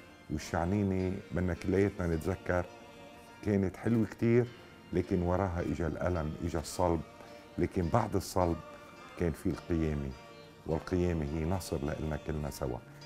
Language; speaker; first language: Arabic; native; Arabic